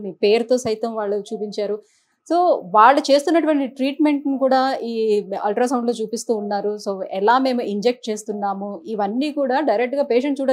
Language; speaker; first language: Telugu; native; Telugu